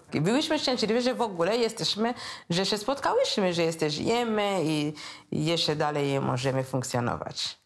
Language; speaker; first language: Polish; non-native, fluent; Kinyarwanda